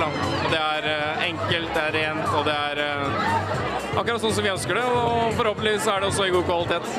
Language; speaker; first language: Norwegian; native; Norwegian